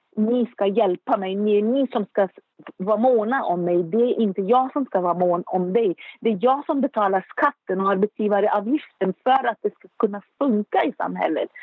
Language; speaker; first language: Swedish; non-native, fluent; Arabic